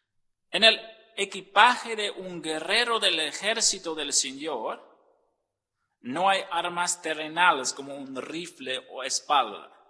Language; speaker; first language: Spanish; non-native, fluent; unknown